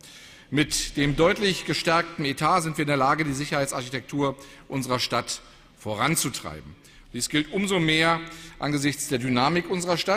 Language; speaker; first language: German; native; German